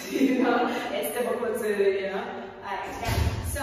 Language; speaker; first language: Spanish; non-native, fluent; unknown